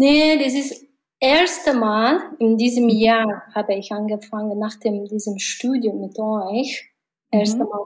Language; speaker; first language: German; non-native, learner; Mongolian